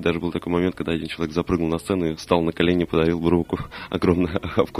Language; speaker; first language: Russian; native; Russian